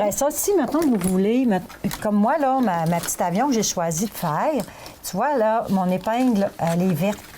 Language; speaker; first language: French; native; French